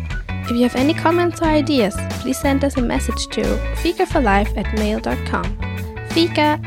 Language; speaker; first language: English; non-native, fluent; German